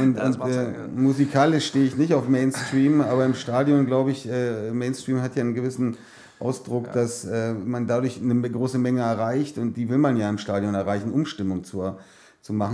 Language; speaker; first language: German; native; German